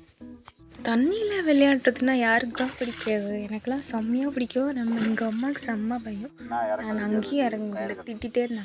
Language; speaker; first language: Tamil; early bilingual, heritage; Tamil